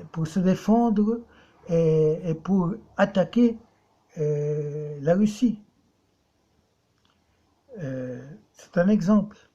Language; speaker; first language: French; non-native, local second language; Arabic